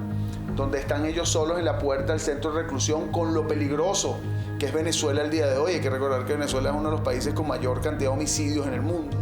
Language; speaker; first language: Spanish; native; Spanish